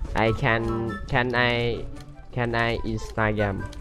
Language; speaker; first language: English; non-native, learner; Thai